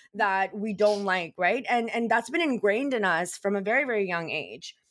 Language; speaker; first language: English; early bilingual, other home language; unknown